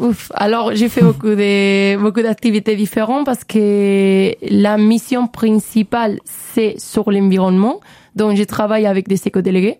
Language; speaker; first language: French; non-native, learner; Spanish